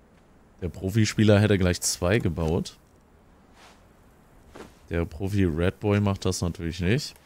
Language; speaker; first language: German; native; German